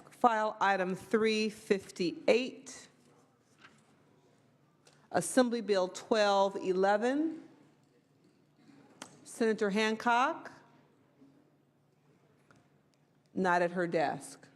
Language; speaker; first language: English; native; English